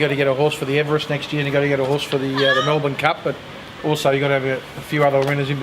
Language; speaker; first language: English; native; English